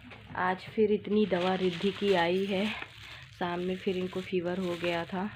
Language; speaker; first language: Hindi; native; Hindi